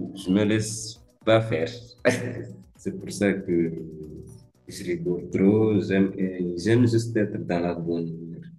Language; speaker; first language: French; early bilingual, other home language; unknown